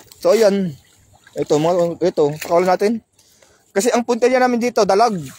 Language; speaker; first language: Filipino; non-native, local second language; Iloko